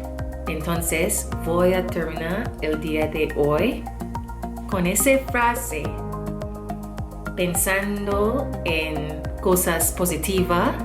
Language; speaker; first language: Spanish; non-native, learner; English